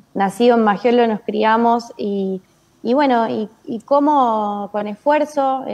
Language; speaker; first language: Spanish; native; Spanish